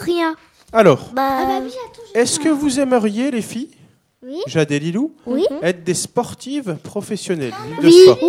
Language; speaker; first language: French; native; French